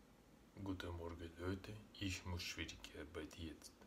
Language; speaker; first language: German; non-native, learner; Russian